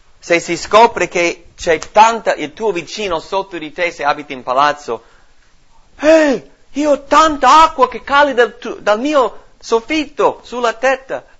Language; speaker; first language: Italian; non-native, fluent; English